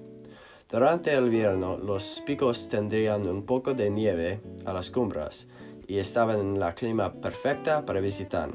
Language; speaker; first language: Spanish; non-native, learner; English